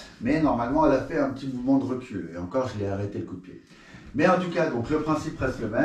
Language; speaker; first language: French; native; French